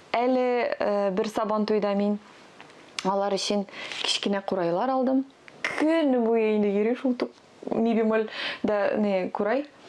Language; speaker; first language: Tatar; non-native, local second language; Russian